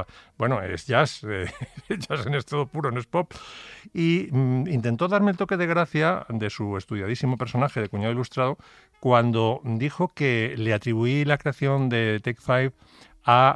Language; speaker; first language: Spanish; native; Spanish